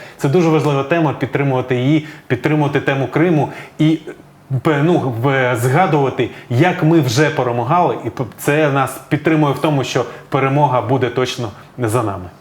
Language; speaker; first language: Ukrainian; native; Ukrainian